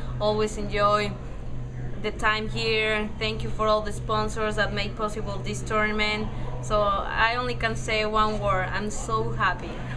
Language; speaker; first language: English; non-native, fluent; Spanish